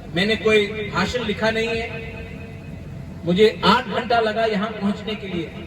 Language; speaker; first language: Hindi; non-native, local second language; Kok Borok